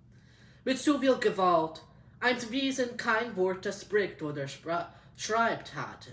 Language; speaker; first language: German; non-native, learner; English